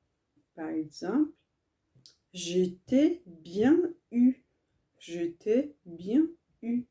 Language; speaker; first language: French; non-native, learner; Tigrinya